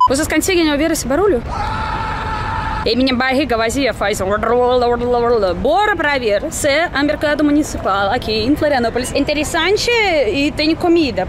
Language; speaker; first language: Portuguese; non-native, fluent; Russian